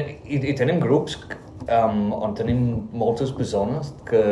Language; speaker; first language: Catalan; non-native, learner; English